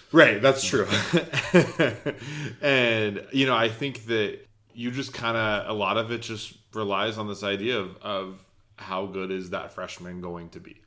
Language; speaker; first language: English; native; English